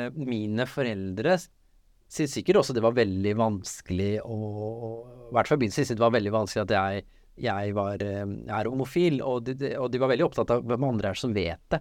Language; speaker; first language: Norwegian; early bilingual, other home language; Urdu